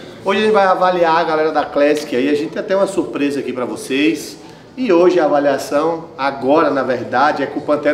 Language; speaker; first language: Portuguese; native; Portuguese